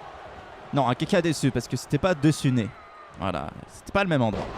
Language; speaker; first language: French; native; French